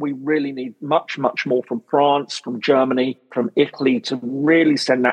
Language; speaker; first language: English; native; English